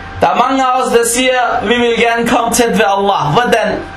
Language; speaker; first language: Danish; non-native, fluent; Arabic